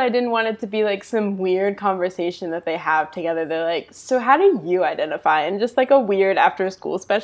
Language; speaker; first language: English; native; English